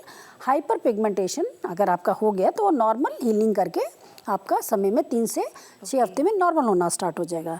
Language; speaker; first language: Hindi; native; Hindi